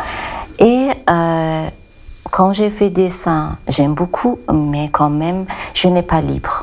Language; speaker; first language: French; non-native, learner; Persian